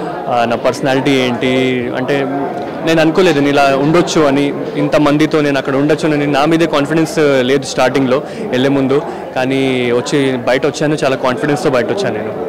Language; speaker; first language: Telugu; non-native, local second language; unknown